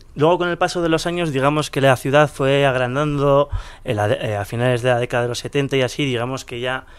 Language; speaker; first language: Spanish; native; Spanish